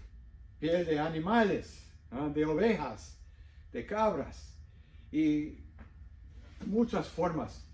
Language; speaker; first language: Spanish; non-native, fluent; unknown